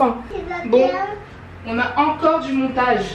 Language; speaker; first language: French; native; French